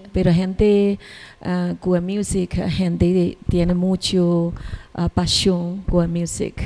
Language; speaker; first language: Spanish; non-native, learner; Chinese